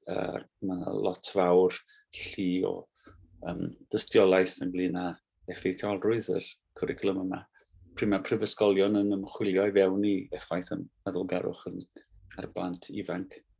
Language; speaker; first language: Welsh; native; Welsh